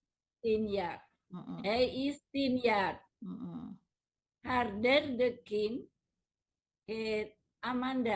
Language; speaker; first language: Dutch; non-native, learner; Indonesian